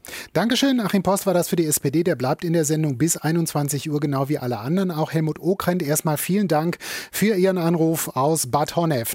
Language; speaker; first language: German; native; German